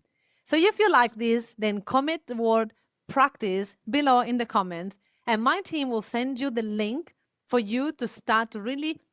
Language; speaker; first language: English; non-native, fluent; Italian